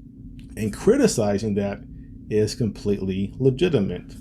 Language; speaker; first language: English; native; English